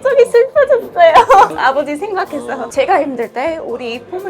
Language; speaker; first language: Korean; non-native, fluent; English